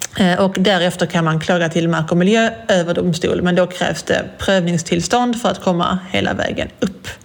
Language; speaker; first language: Swedish; native; Swedish